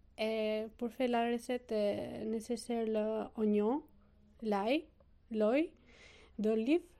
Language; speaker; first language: French; non-native, learner; Albanian